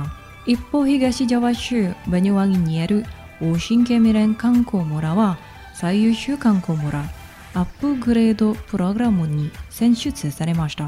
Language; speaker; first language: Japanese; non-native, fluent; Indonesian